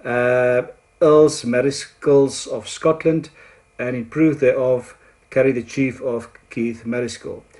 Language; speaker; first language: English; non-native, local second language; Afrikaans